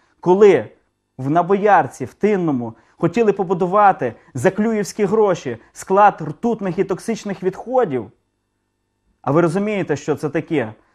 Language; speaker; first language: Ukrainian; native; Ukrainian